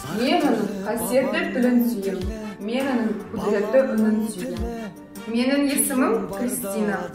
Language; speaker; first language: Kazakh; non-native, local second language; Tatar